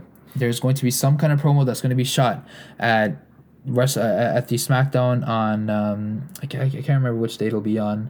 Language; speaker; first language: English; native; English